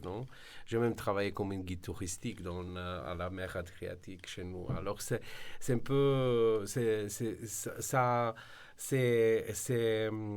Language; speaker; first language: French; non-native, fluent; Slovenian